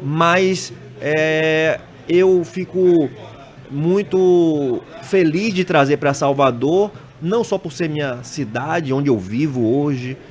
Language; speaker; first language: Portuguese; native; Portuguese